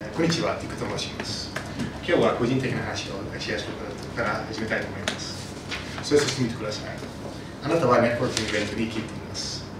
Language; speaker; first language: Japanese; non-native, fluent; Dutch